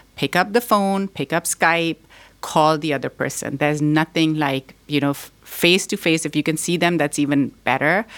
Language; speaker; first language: English; non-native, local second language; Urdu